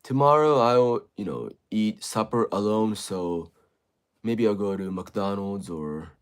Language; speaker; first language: English; non-native, fluent; Japanese